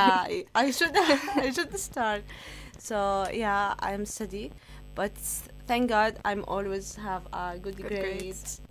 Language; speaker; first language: English; non-native, learner; Arabic